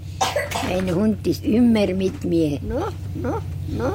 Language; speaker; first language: German; non-native, learner; Estonian